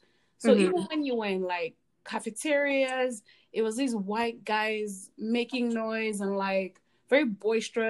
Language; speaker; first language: English; non-native, local second language; Yoruba